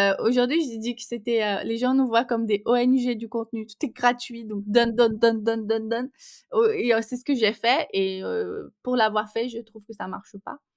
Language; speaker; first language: French; non-native, fluent; Portuguese